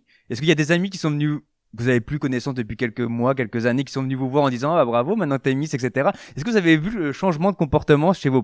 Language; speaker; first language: French; native; French